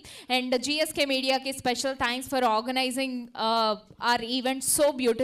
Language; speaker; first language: Telugu; native; Telugu